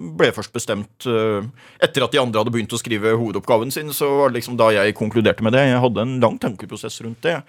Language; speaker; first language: Norwegian; native; Norwegian